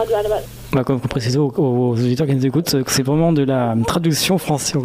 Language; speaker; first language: French; native; French